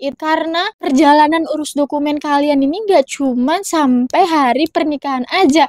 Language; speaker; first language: Indonesian; native; Indonesian